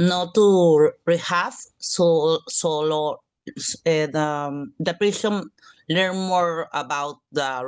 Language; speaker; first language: English; non-native, learner; Spanish